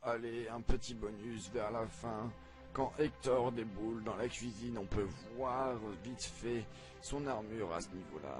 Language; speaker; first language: French; native; French